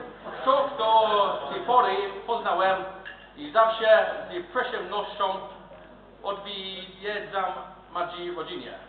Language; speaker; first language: Polish; non-native, learner; English